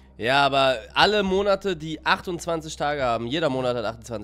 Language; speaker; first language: German; native; German